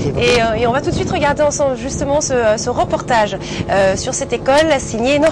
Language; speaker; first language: French; native; French